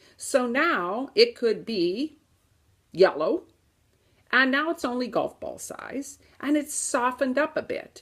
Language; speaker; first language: English; native; English